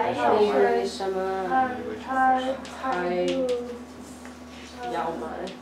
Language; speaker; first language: Chinese; non-native, learner; English